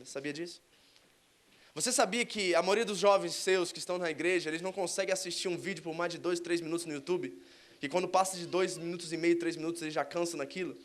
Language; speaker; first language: Portuguese; native; Portuguese